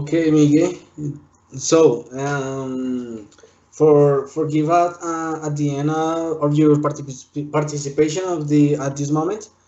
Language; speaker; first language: English; non-native, learner; Spanish